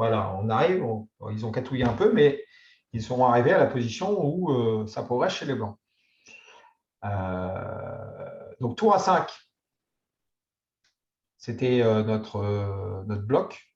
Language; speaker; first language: French; native; French